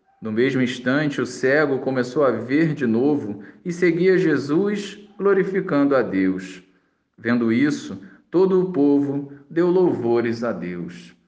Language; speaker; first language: Portuguese; native; Portuguese